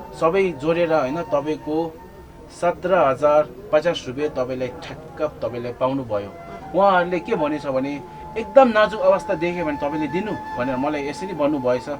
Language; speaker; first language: Nepali; non-native, local second language; Tibetan